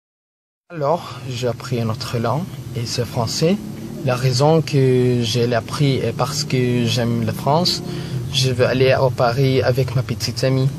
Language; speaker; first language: French; non-native, learner; Filipino